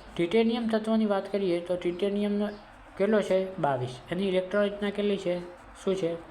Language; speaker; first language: Gujarati; non-native, local second language; Marwari